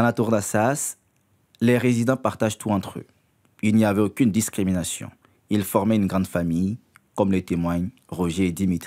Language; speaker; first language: French; native; French